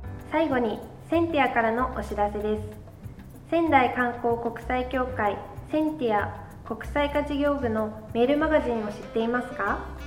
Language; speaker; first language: Japanese; native; Japanese